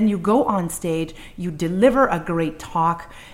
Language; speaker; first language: English; non-native, fluent; French